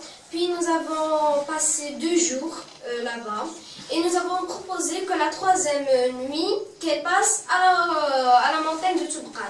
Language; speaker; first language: French; non-native, local second language; Arabic